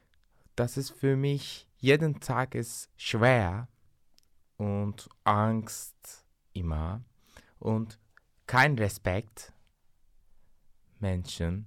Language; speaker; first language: German; non-native, learner; Turkish